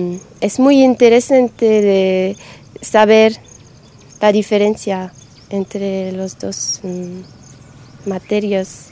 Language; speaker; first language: Spanish; non-native, learner; French